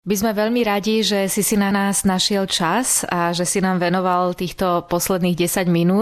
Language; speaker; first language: Slovak; native; Slovak